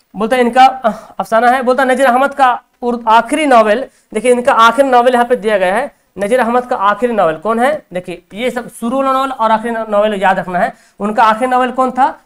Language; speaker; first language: Hindi; native; Hindi